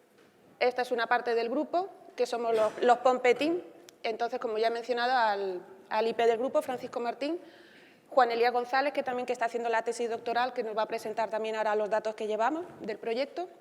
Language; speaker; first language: Spanish; native; Spanish